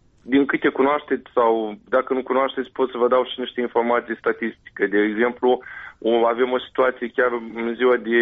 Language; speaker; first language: Romanian; native; Romanian